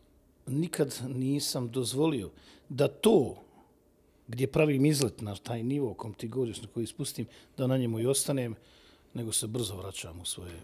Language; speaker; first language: Serbian; native; Serbian